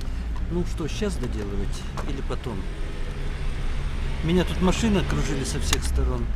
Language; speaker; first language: Russian; native; Russian